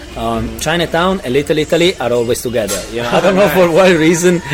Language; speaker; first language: English; non-native, fluent; Italian